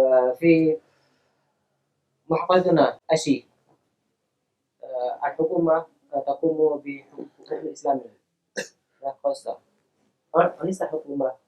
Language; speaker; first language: Arabic; non-native, fluent; Indonesian